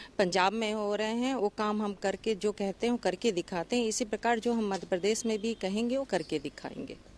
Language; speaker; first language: Hindi; native; Hindi